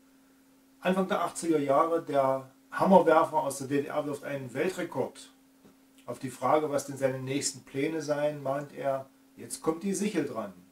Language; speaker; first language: German; native; German